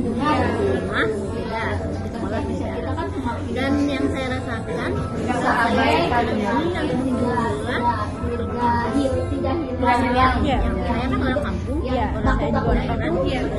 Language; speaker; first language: Indonesian; non-native, local second language; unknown